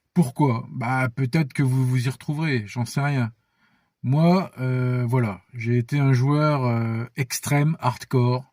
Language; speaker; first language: French; native; French